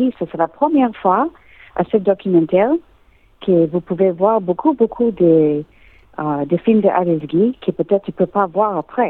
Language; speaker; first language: French; non-native, learner; English